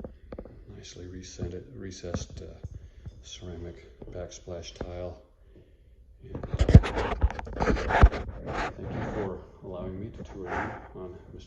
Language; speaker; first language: English; native; English